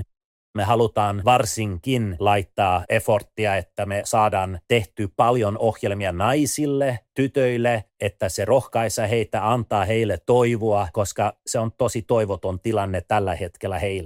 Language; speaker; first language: Finnish; early bilingual, other home language; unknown